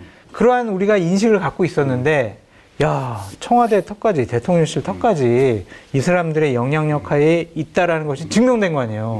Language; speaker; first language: Korean; native; Korean